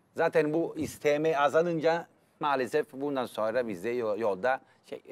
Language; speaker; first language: Turkish; non-native, fluent; Italian